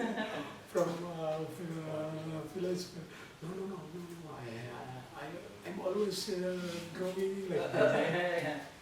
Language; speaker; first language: English; non-native, learner; Sundanese